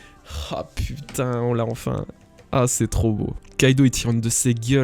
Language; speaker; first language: French; native; French